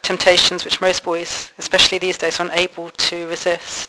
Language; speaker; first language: English; native; English